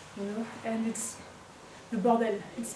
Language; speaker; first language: English; non-native, fluent; French